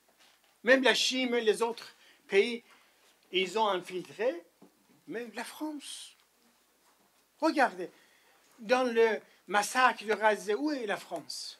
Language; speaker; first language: French; non-native, fluent; Persian